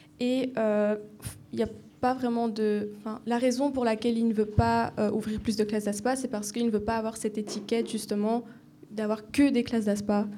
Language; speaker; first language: French; native; French